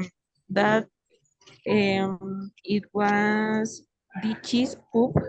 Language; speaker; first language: English; non-native, fluent; Spanish